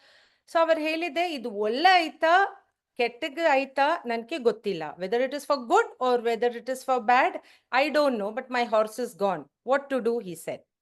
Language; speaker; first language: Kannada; non-native, learner; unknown